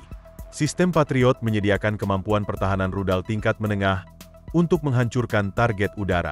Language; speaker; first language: Indonesian; native; Indonesian